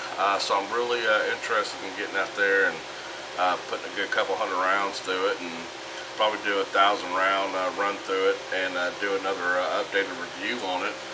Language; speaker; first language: English; native; English